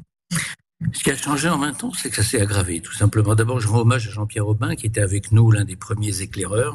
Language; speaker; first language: French; native; French